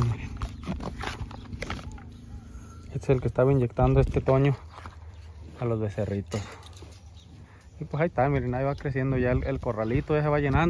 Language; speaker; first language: Spanish; native; Spanish